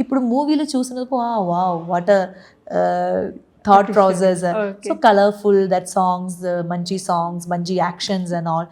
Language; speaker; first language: Telugu; non-native, learner; Malayalam